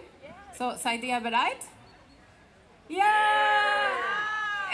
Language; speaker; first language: German; non-native, fluent; Spanish